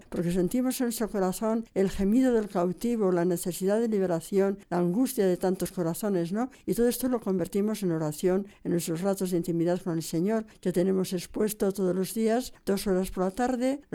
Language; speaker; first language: Spanish; native; Spanish